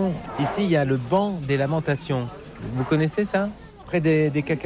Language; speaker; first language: French; native; French